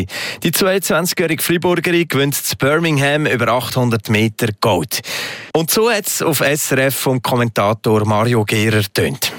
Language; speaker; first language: German; native; German